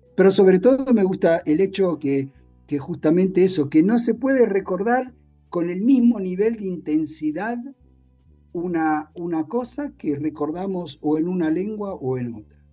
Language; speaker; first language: Spanish; native; Spanish